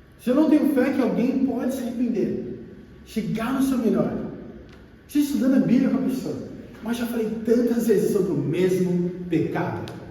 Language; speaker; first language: Portuguese; native; Portuguese